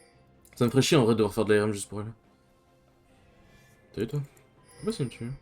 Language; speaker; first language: French; native; French